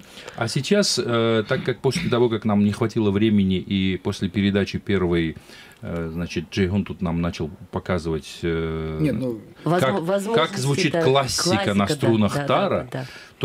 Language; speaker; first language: Russian; native; Russian